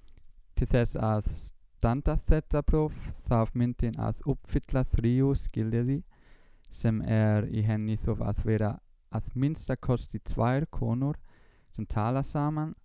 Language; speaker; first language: Icelandic; non-native, learner; German